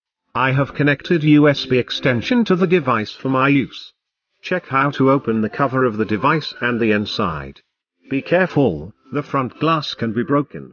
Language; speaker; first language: English; non-native, fluent; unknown